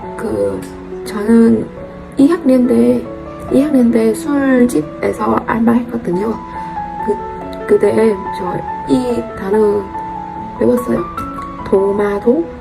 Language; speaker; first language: Korean; non-native, learner; Vietnamese